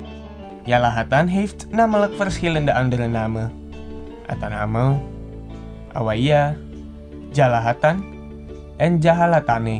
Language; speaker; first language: Dutch; non-native, fluent; Indonesian